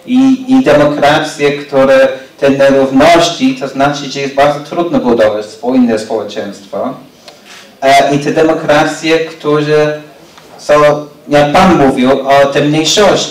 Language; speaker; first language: Polish; non-native, learner; English